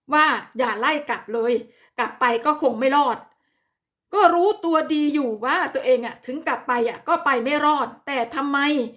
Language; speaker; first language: Thai; native; Thai